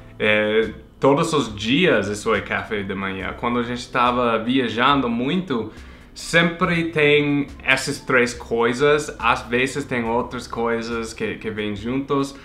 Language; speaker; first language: Portuguese; non-native, fluent; English